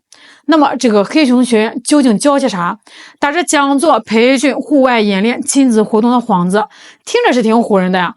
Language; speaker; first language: Chinese; native; Chinese